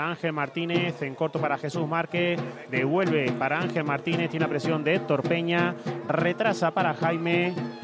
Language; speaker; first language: Spanish; native; Spanish